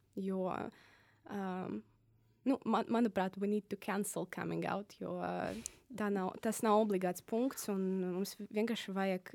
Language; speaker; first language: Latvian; non-native, local second language; Russian